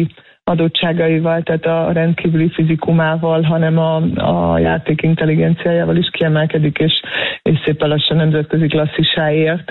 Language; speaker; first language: Hungarian; native; Hungarian